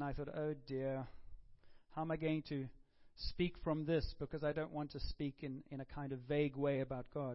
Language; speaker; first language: English; native; English